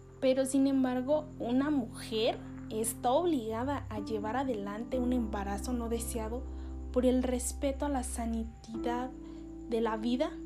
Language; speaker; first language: Spanish; native; Spanish